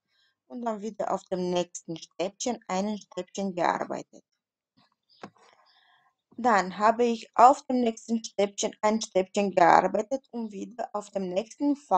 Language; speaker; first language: German; non-native, fluent; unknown